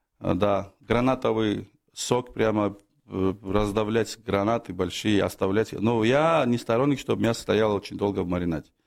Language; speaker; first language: Russian; non-native, fluent; Georgian